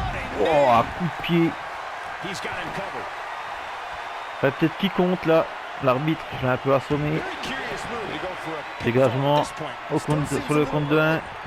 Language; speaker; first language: French; native; French